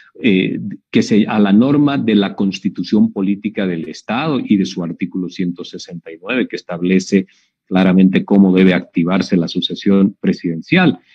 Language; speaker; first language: Spanish; native; Spanish